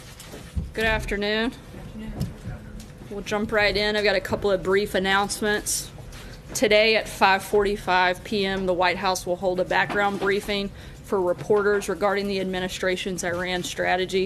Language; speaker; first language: English; native; English